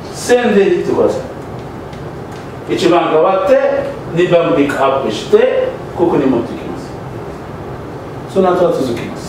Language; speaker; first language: Japanese; non-native, learner; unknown